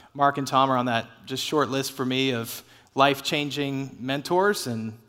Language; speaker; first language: English; native; English